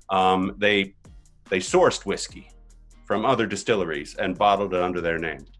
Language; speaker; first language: English; native; English